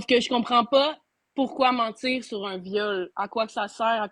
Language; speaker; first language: French; native; French